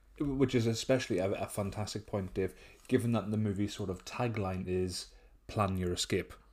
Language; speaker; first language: English; native; English